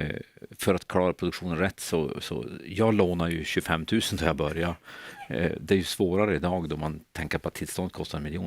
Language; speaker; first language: Swedish; native; Swedish